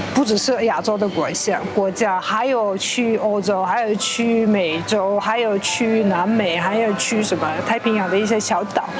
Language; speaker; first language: Chinese; non-native, fluent; Russian